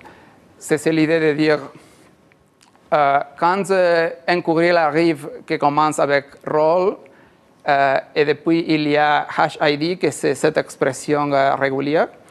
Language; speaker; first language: French; non-native, learner; Spanish